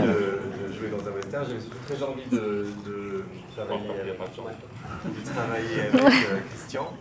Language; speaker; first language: French; non-native, learner; Danish